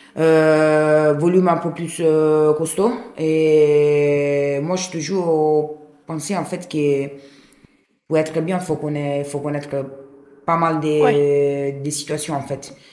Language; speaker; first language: French; non-native, fluent; Italian